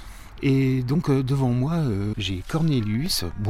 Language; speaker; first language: French; native; French